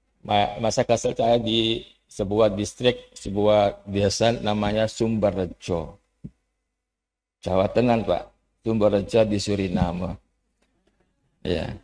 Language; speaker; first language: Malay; non-native, fluent; Javanese